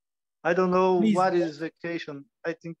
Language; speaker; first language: English; non-native, learner; Portuguese